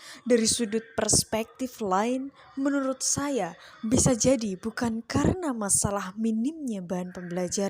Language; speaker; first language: Indonesian; native; Indonesian